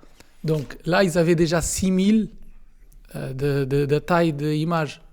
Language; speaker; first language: French; non-native, learner; Portuguese